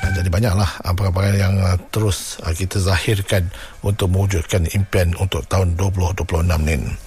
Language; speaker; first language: Malay; non-native, local second language; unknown